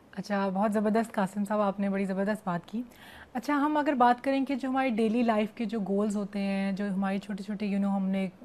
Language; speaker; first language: Urdu; native; Urdu